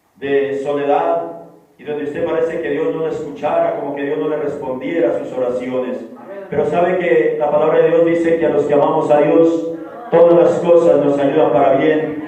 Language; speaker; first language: Spanish; native; Spanish